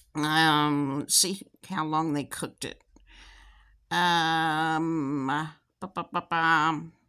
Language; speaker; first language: English; native; English